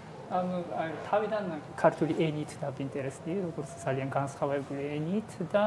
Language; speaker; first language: Georgian; non-native, fluent; Japanese